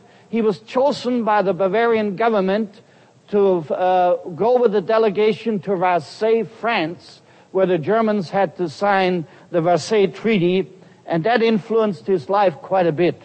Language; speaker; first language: English; non-native, fluent; German